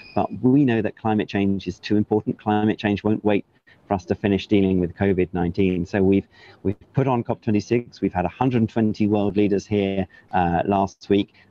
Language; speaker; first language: English; native; English